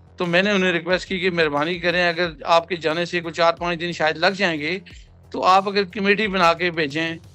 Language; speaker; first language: Urdu; non-native, local second language; Punjabi